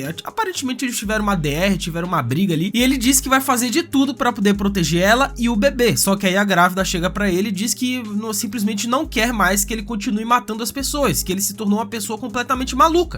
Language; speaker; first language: Portuguese; native; Portuguese